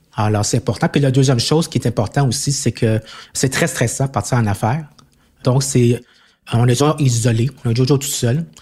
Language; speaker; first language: French; early bilingual, other home language; Chinese